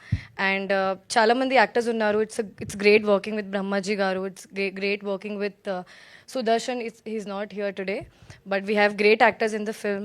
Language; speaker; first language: Telugu; non-native, learner; Hindi